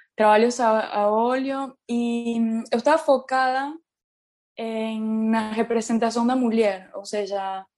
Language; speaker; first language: Portuguese; non-native, learner; Spanish